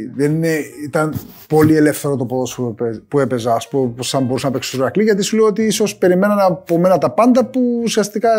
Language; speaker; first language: Greek; native; Greek